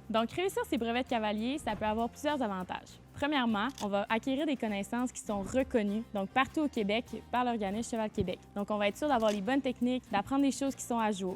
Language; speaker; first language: French; native; French